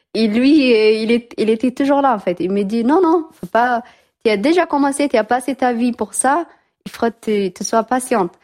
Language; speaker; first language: French; non-native, learner; Tigrinya